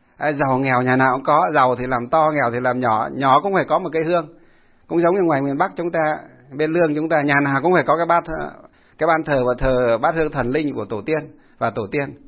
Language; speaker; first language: Vietnamese; non-native, local second language; Muong